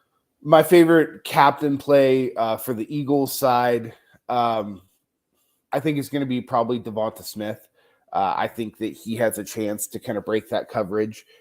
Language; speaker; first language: English; native; English